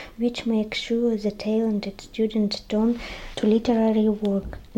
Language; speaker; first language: English; non-native, learner; Russian